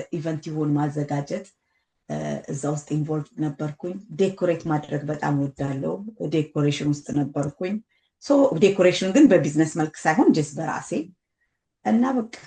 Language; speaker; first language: Amharic; native; Amharic